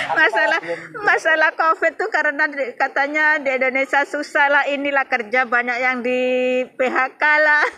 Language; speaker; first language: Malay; non-native, local second language; Javanese